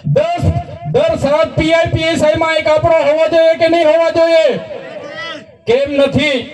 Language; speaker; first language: Gujarati; non-native, local second language; Vasavi